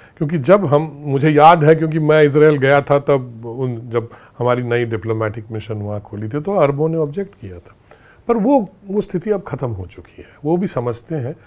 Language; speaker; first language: Hindi; native; Hindi